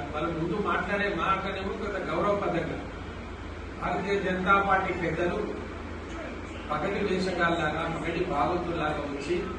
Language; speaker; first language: Telugu; non-native, local second language; Lambadi